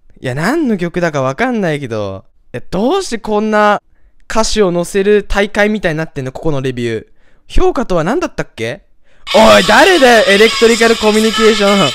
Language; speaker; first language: Japanese; native; Japanese